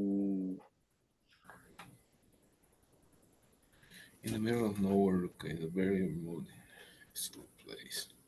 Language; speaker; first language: English; non-native, learner; Spanish